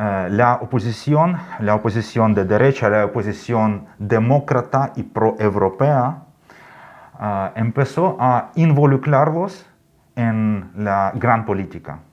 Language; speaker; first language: Spanish; non-native, fluent; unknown